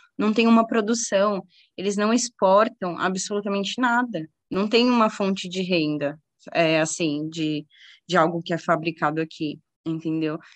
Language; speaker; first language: Portuguese; native; Portuguese